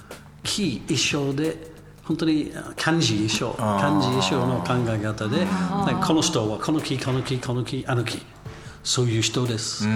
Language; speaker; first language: Japanese; non-native, learner; English